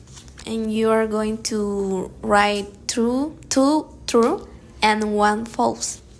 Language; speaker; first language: English; non-native, learner; Spanish